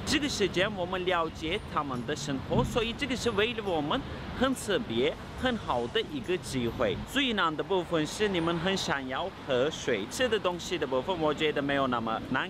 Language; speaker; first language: Chinese; non-native, fluent; Turkish